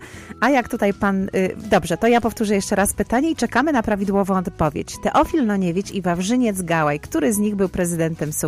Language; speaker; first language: Polish; native; Polish